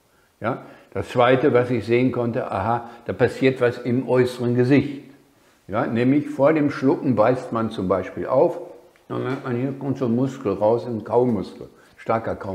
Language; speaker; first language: German; native; German